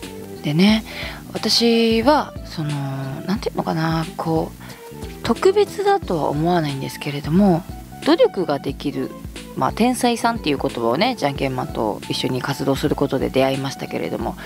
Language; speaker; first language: Japanese; native; Japanese